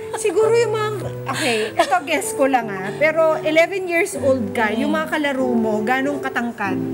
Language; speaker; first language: Filipino; native; Filipino